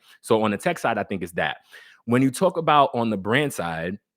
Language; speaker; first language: English; native; English